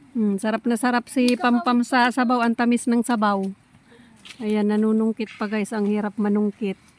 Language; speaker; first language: Filipino; non-native, local second language; Bikol